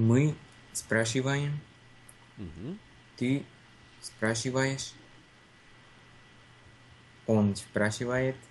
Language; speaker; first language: Russian; non-native, learner; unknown